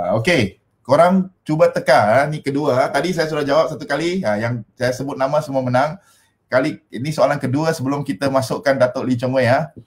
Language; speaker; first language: Malay; non-native, local second language; Min Nan Chinese